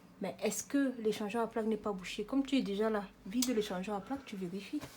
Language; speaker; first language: French; native; French